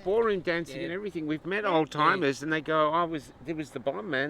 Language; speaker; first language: English; native; English